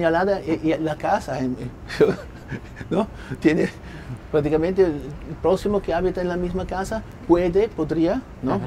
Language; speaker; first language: Spanish; non-native, fluent; German